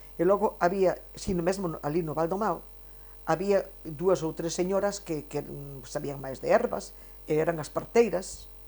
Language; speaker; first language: Galician; non-native, local second language; Spanish